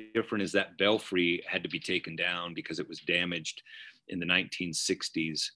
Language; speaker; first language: English; native; English